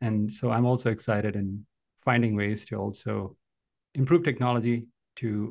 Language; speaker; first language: English; non-native, local second language; Malayalam